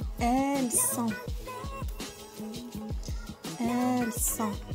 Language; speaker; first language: French; non-native, local second language; Arabic